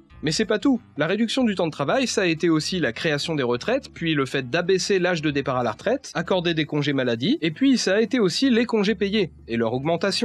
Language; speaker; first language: French; native; French